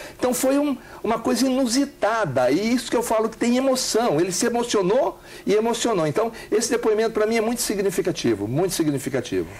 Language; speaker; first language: Portuguese; native; Portuguese